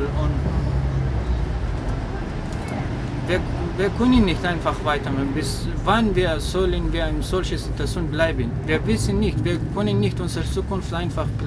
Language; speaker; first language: German; non-native, learner; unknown